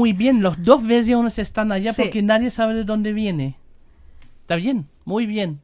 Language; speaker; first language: Spanish; non-native, learner; German